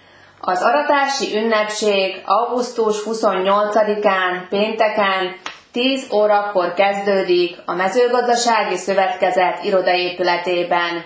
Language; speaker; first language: Hungarian; native; Hungarian